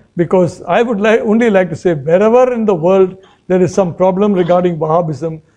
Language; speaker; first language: English; non-native, local second language; Malayalam